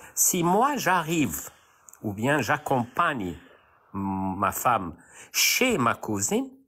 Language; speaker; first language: French; non-native, local second language; Arabic